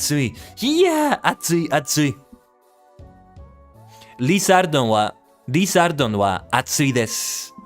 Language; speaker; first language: Japanese; non-native, learner; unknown